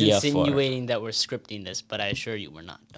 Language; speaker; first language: English; native; English